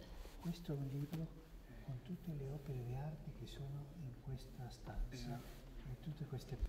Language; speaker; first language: Italian; non-native, fluent; Spanish